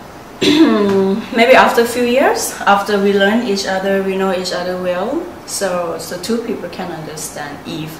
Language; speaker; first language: English; non-native, fluent; Thai